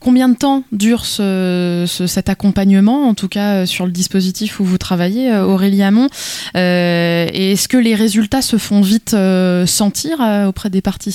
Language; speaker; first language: French; native; French